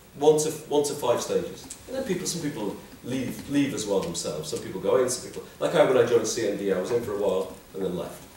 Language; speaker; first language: English; native; English